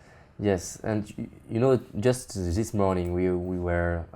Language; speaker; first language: English; non-native, fluent; French